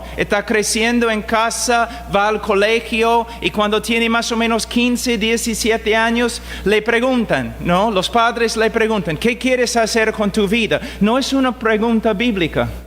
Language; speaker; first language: Spanish; non-native, fluent; English